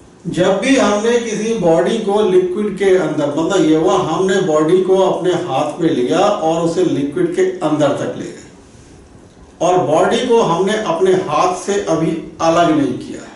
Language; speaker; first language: Hindi; native; Hindi